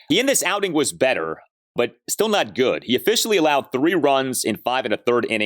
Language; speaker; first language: English; native; English